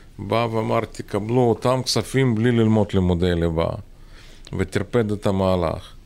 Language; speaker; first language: Hebrew; non-native, fluent; Russian